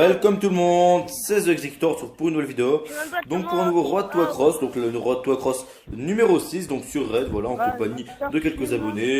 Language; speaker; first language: French; native; French